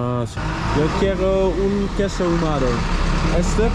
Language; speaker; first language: Spanish; non-native, learner; Dutch